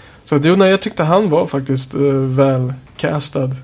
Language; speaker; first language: Swedish; native; Swedish